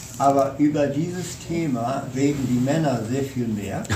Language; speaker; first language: German; native; German